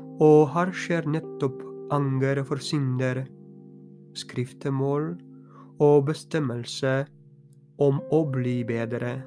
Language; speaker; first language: Norwegian; non-native, fluent; Polish